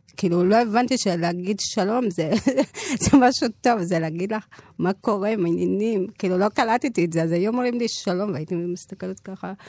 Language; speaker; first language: Hebrew; early bilingual, other home language; Amharic